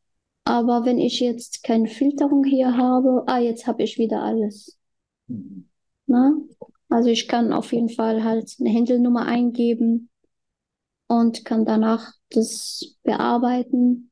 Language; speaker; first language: German; non-native, fluent; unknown